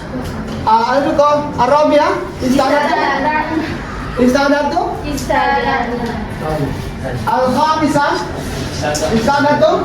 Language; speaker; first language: Arabic; non-native, fluent; Indonesian